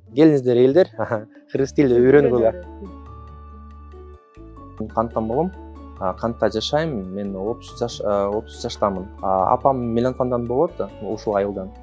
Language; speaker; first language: Kyrgyz; non-native, local second language; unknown